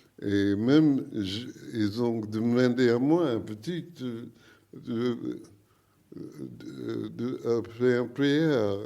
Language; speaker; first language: French; non-native, learner; English